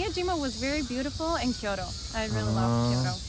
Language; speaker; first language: English; non-native, fluent; Italian